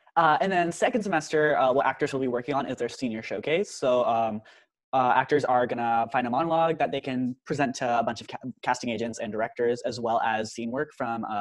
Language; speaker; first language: English; native; English